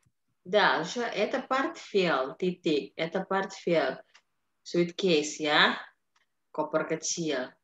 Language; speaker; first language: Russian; non-native, fluent; Indonesian